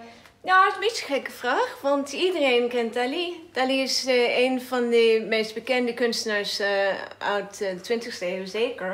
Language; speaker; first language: Dutch; non-native, fluent; English